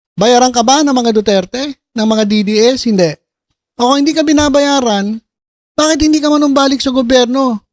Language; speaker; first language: Filipino; native; Filipino